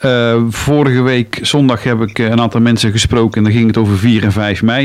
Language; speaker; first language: Dutch; native; Dutch